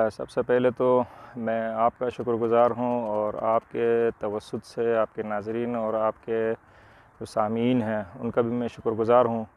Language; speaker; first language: Urdu; native; Urdu